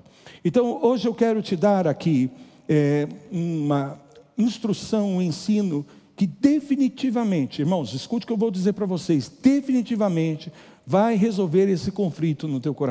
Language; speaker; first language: Portuguese; native; Portuguese